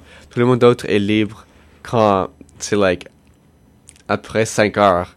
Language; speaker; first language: French; non-native, local second language; English